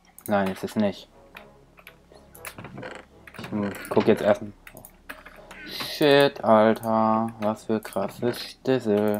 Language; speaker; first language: German; native; German